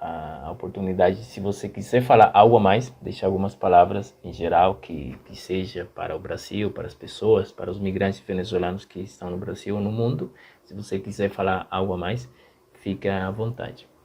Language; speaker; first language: Portuguese; non-native, fluent; Spanish